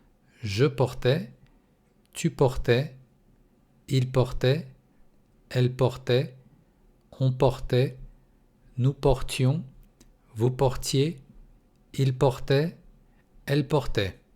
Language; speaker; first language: French; non-native, fluent; Russian